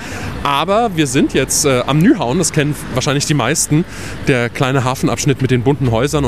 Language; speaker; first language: German; native; German